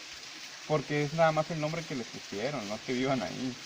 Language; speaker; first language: Spanish; native; Spanish